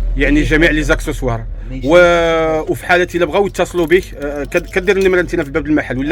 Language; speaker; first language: Arabic; native; Arabic